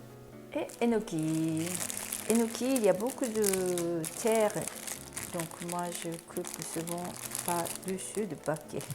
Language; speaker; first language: French; non-native, learner; Japanese